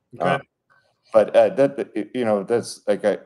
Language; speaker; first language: English; native; English